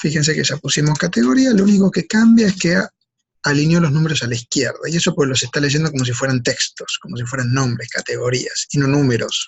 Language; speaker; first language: Spanish; native; Spanish